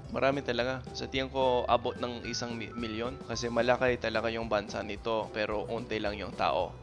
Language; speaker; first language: Filipino; non-native, fluent; English